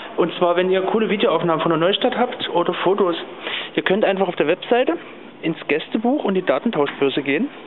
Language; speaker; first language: German; native; German